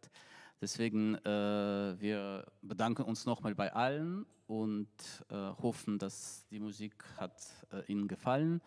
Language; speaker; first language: German; non-native, fluent; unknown